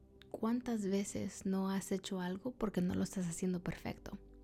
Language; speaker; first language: Spanish; early bilingual, heritage; Spanish